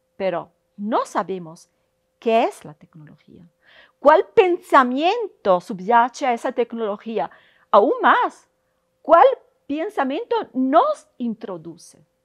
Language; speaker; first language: Spanish; non-native, fluent; Italian